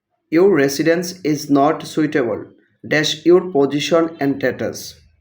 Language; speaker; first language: English; non-native, local second language; Bangla